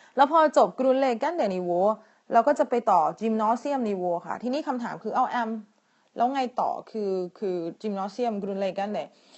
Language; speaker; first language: Thai; native; Thai